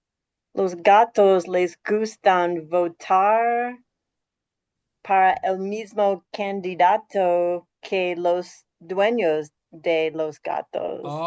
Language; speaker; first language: Spanish; non-native, fluent; English